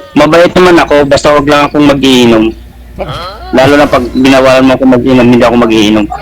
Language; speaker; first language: Filipino; non-native, local second language; Iloko